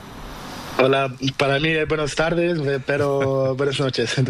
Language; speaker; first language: Spanish; non-native, learner; Portuguese